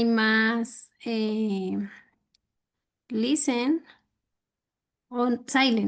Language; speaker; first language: English; non-native, learner; Spanish